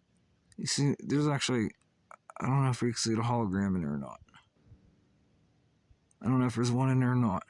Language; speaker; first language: English; native; English